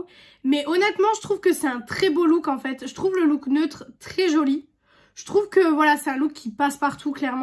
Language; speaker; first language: French; native; French